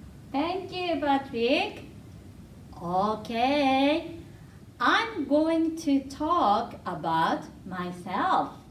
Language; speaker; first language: English; non-native, fluent; Japanese